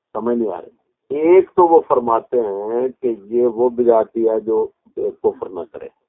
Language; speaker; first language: Urdu; non-native, local second language; Punjabi